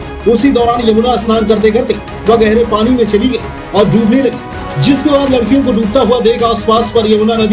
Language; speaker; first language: Hindi; native; Hindi